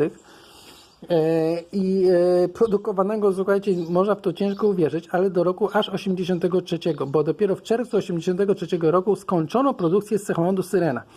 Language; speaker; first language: Polish; native; Polish